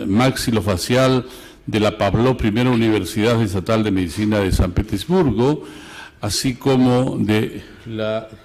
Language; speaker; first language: Spanish; native; Spanish